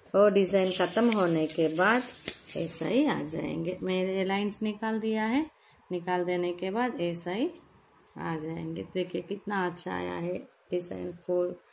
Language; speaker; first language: Hindi; non-native, local second language; Telugu